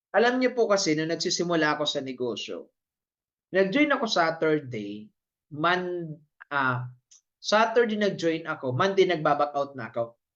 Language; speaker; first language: Filipino; non-native, local second language; Bikol